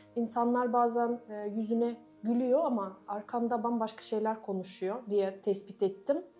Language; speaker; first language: Turkish; non-native, fluent; Russian